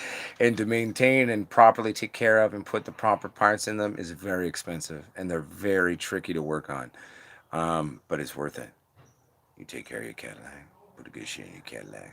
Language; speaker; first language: English; native; English